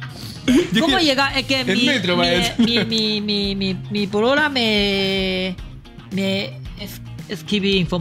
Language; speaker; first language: Spanish; non-native, learner; Chinese